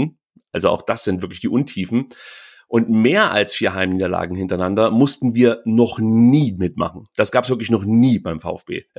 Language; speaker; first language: German; native; German